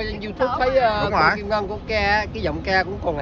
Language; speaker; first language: Vietnamese; native; Vietnamese